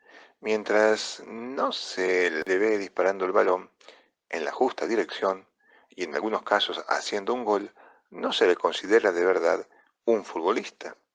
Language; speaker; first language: Spanish; non-native, fluent; Italian